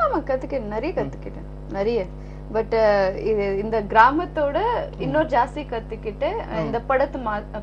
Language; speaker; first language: Tamil; non-native, local second language; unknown